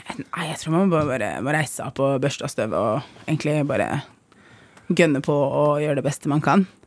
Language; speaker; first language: Norwegian; early bilingual, other home language; Arabic